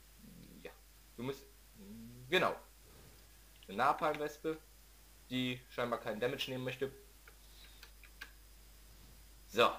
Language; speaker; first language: German; native; German